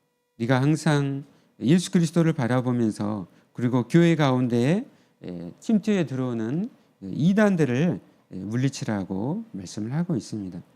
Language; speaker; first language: Korean; native; Korean